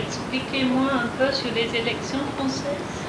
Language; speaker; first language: French; non-native, fluent; English